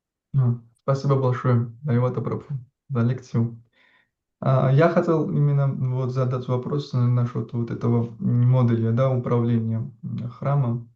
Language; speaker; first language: Russian; non-native, fluent; Georgian